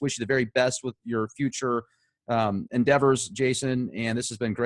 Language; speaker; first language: English; native; English